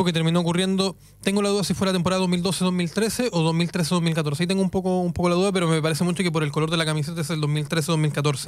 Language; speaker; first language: Spanish; native; Spanish